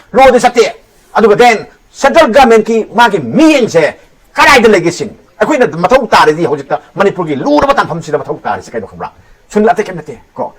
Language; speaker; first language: Manipuri; native; Manipuri